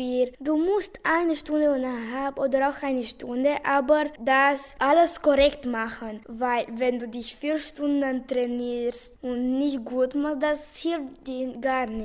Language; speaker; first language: German; non-native, local second language; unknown